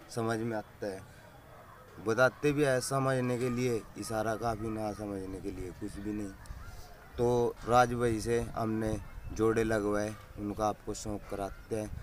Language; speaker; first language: Hindi; native; Hindi